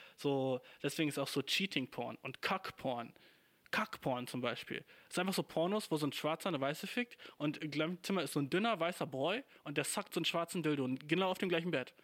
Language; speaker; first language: German; native; German